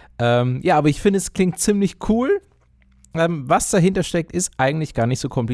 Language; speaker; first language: German; native; German